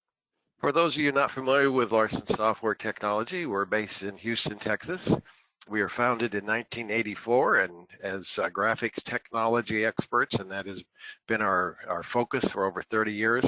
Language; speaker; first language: English; native; English